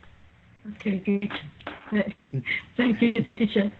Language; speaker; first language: English; non-native, learner; Spanish